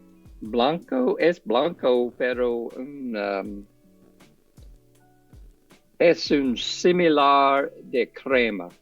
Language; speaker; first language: Spanish; non-native, learner; English